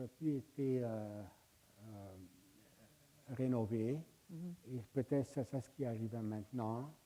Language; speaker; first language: French; non-native, fluent; Hungarian